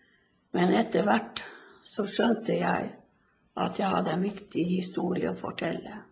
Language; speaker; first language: Norwegian; non-native, local second language; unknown